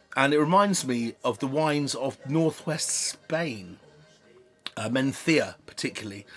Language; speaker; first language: English; native; English